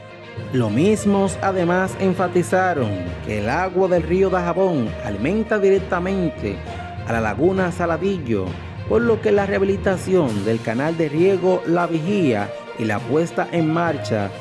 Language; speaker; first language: Spanish; native; Spanish